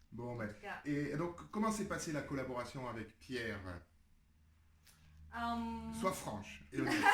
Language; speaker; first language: French; native; French